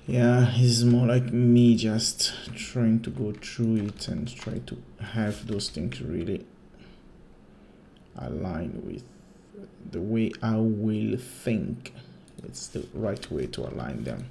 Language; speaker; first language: English; non-native, fluent; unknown